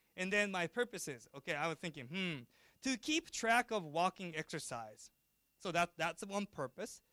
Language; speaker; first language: English; non-native, fluent; Japanese